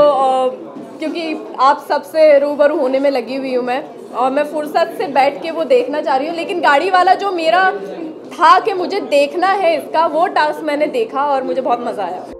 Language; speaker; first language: Hindi; native; Hindi